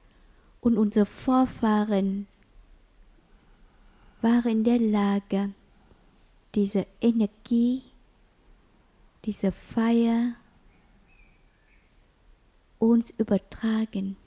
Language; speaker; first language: German; non-native, learner; Vietnamese